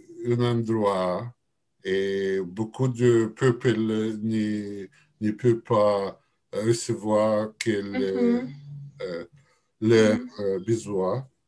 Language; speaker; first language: French; non-native, learner; Russian